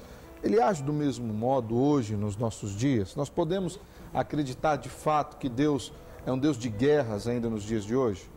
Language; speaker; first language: Portuguese; native; Portuguese